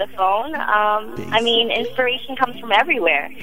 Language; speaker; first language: English; native; English